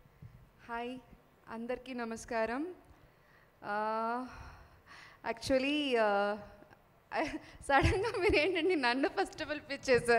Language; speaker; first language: Telugu; non-native, learner; Tamil